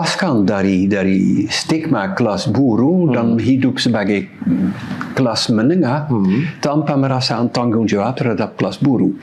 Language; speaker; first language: Indonesian; non-native, fluent; Dutch